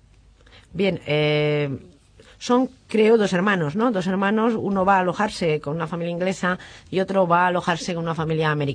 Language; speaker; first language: Spanish; native; Spanish